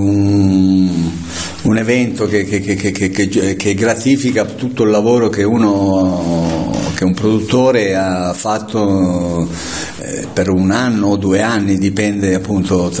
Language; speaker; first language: Italian; native; Italian